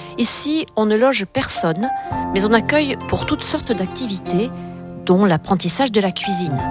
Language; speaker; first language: French; native; French